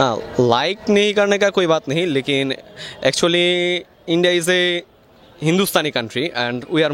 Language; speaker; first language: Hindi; non-native, learner; Bangla